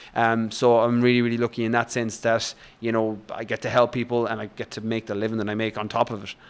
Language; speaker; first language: English; native; English